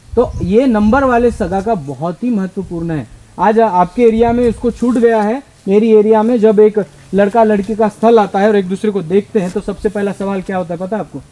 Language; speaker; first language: Hindi; non-native, local second language; Marathi